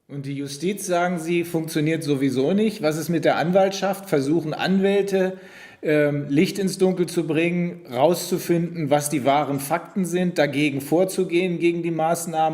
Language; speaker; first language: German; native; German